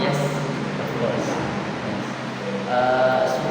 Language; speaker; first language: English; non-native, learner; Indonesian